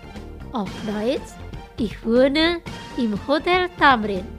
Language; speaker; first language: German; non-native, fluent; Indonesian